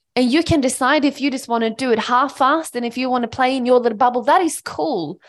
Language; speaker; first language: English; non-native, fluent; Swedish